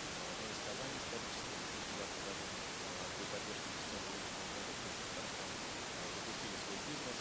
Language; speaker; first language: Russian; native; Russian